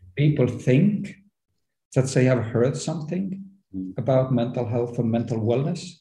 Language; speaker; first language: English; non-native, fluent; Estonian